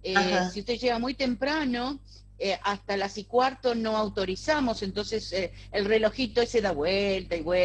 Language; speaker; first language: Spanish; native; Spanish